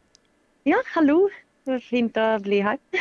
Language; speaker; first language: Norwegian; non-native, fluent; English